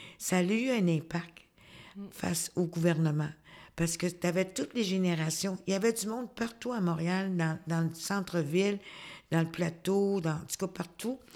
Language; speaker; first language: French; native; French